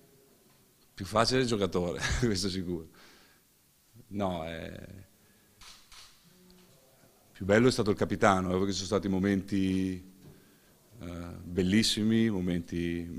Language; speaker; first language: Italian; native; Italian